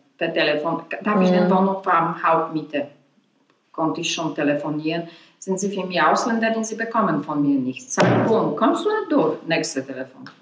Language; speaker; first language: German; non-native, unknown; Polish